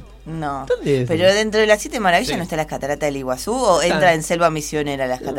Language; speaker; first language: Spanish; native; Spanish